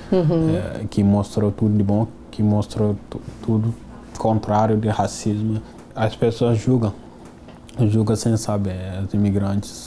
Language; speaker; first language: Portuguese; non-native, fluent; Wolof